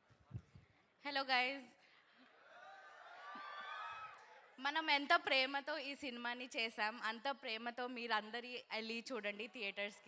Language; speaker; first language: Telugu; non-native, learner; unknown